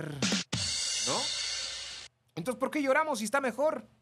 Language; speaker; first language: Spanish; native; Spanish